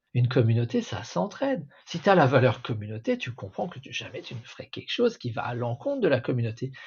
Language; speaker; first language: French; native; French